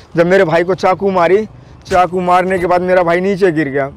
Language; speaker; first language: Hindi; native; Hindi